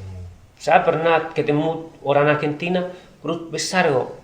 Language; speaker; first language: Indonesian; non-native, learner; Spanish